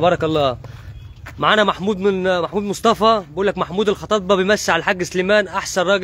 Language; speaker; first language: Arabic; native; Arabic